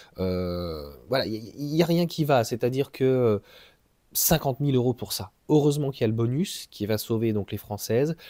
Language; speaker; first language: French; native; French